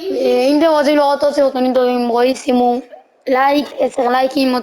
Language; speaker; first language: Hebrew; native; Hebrew